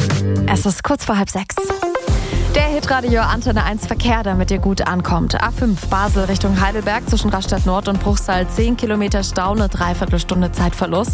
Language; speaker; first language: German; native; German